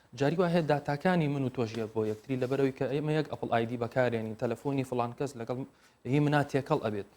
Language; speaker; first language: Central Kurdish; native; Central Kurdish